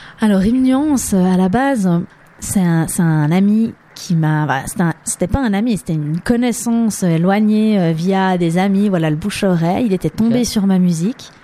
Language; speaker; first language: French; native; French